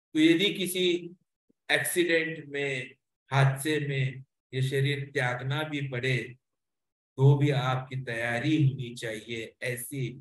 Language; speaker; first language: Hindi; non-native, local second language; Marathi